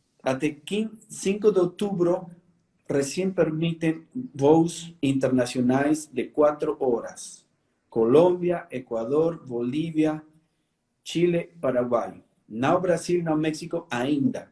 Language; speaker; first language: Portuguese; non-native, fluent; Spanish